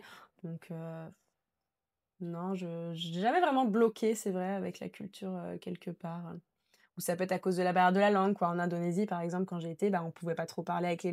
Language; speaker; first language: French; native; French